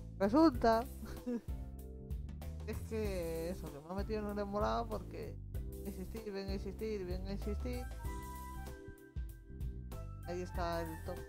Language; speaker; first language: Spanish; native; Spanish